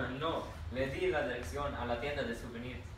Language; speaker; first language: Spanish; non-native, learner; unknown